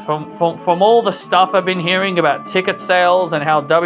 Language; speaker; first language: English; native; English